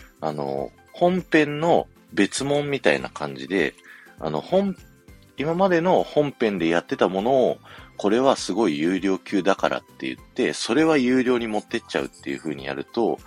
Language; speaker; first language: Japanese; native; Japanese